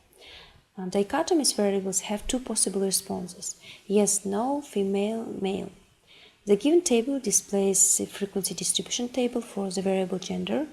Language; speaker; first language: English; non-native, fluent; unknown